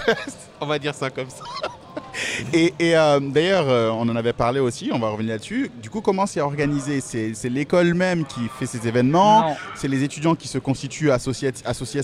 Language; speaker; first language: French; native; French